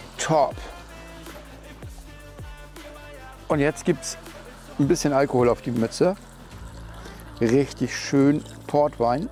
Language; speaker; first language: German; native; German